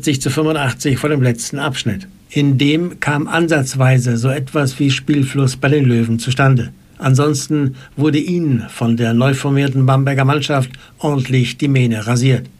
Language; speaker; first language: German; native; German